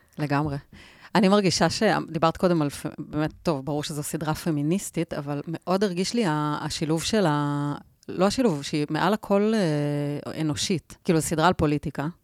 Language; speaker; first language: Hebrew; native; Hebrew